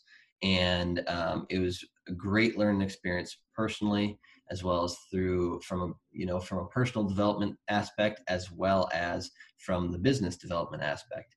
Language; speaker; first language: English; native; English